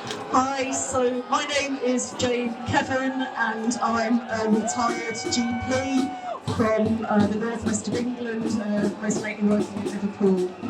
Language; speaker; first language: English; native; English